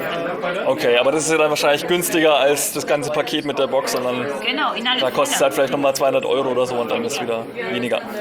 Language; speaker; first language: German; native; German